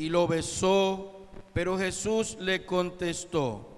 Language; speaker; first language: Spanish; native; Spanish